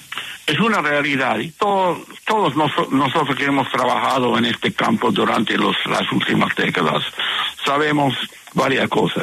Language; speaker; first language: Spanish; non-native, fluent; English